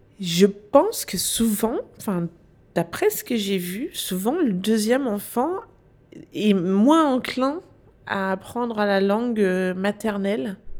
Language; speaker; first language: French; non-native, fluent; Danish